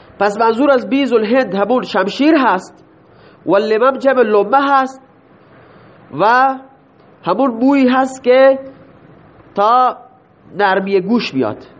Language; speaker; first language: Persian; non-native, local second language; Baluchi